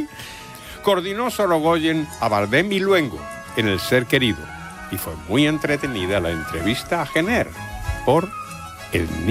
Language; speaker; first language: Spanish; native; Spanish